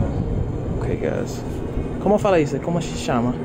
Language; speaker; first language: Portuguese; non-native, learner; English